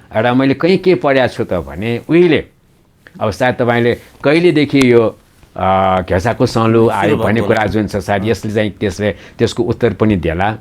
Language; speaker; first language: Nepali; non-native, local second language; Newari